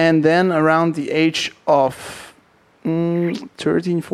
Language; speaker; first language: English; non-native, fluent; Dutch